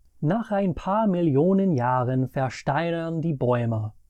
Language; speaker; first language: German; non-native, fluent; English